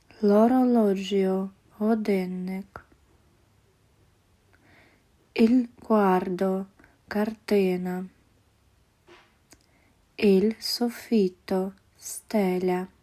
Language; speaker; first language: Italian; non-native, learner; Ukrainian